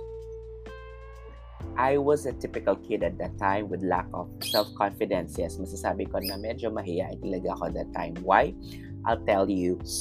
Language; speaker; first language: English; non-native, local second language; Filipino